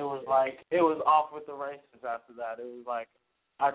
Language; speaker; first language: English; native; English